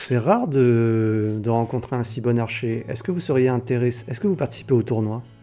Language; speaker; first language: French; native; French